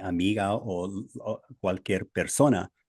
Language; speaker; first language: Spanish; non-native, fluent; English